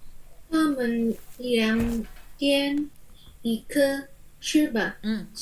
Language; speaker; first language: Chinese; non-native, learner; Indonesian